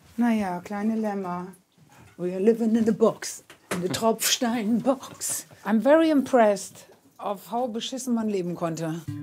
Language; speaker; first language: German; native; German